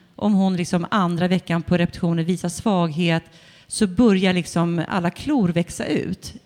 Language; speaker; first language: Swedish; native; Swedish